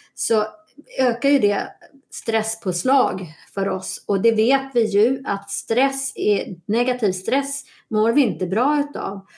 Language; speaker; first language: Swedish; native; Swedish